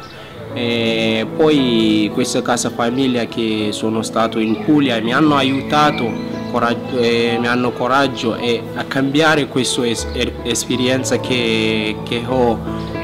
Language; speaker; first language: Italian; non-native, learner; Hausa